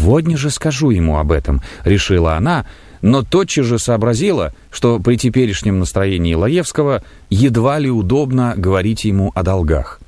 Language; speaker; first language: Russian; native; Russian